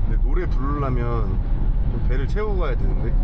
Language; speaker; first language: Korean; native; Korean